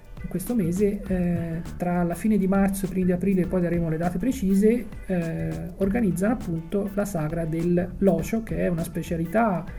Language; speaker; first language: Italian; native; Italian